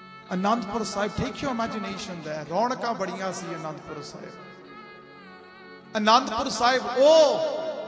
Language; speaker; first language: English; early bilingual, other home language; Punjabi